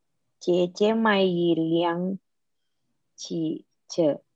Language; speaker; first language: Chinese; non-native, learner; Indonesian